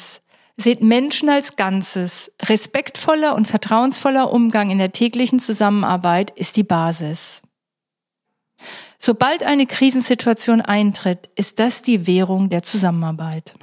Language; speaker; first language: German; native; German